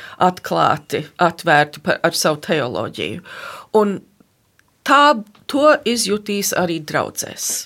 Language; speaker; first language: Latvian; early bilingual, heritage; Latvian